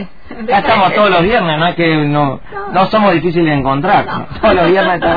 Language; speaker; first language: Spanish; native; Spanish